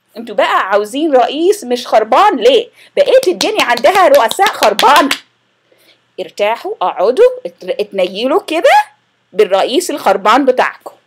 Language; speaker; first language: Arabic; non-native, fluent; English